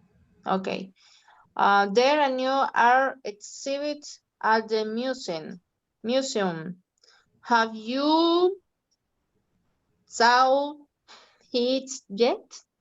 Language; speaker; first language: English; non-native, learner; Spanish